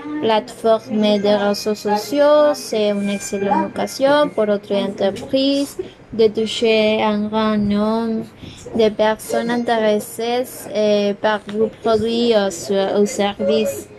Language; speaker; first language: French; non-native, learner; Spanish